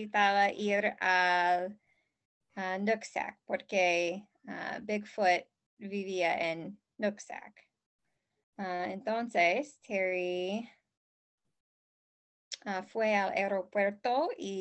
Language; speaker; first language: Spanish; non-native, learner; English